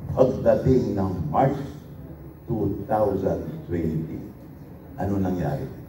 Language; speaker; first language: Filipino; non-native, local second language; Iloko